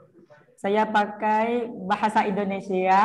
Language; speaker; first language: Indonesian; non-native, learner; Thai